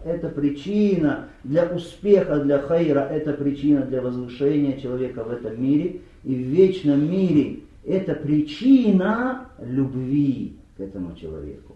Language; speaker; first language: Russian; native; Russian